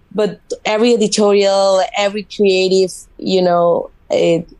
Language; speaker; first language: English; non-native, fluent; Spanish